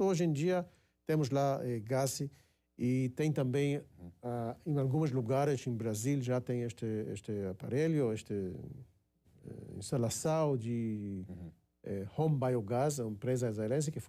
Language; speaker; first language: Portuguese; non-native, fluent; Hebrew